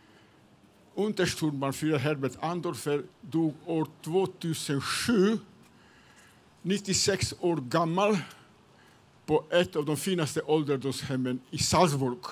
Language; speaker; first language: Swedish; non-native, fluent; Serbian